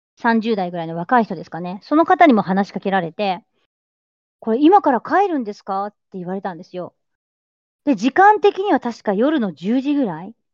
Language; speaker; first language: Japanese; native; Japanese